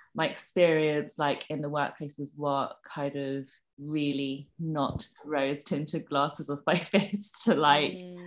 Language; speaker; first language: English; native; English